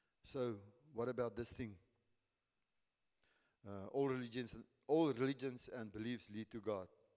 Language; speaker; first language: English; non-native, local second language; Afrikaans